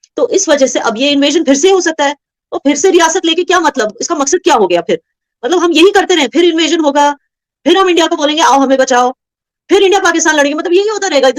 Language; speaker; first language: Hindi; non-native, local second language; Kashmiri